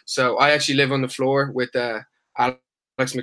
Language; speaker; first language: English; native; English